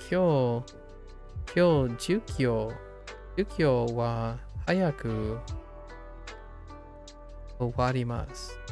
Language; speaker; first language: Japanese; non-native, learner; English